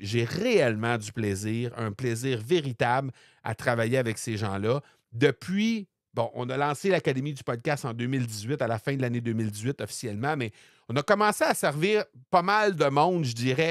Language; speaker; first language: French; native; French